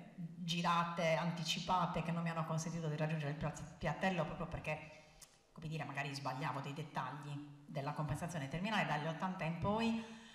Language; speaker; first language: Italian; native; Italian